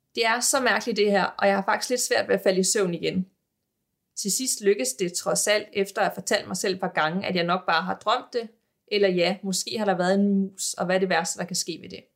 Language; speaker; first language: Danish; native; Danish